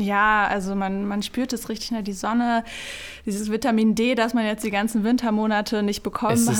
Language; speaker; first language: German; native; German